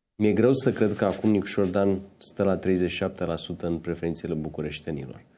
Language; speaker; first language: Romanian; native; Romanian